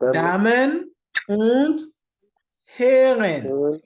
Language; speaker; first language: German; non-native, learner; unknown